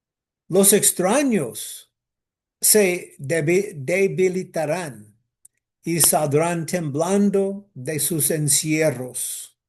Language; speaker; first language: Spanish; non-native, fluent; English